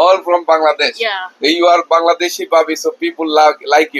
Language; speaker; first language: English; non-native, learner; Bangla